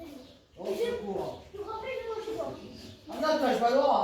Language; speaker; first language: French; native; French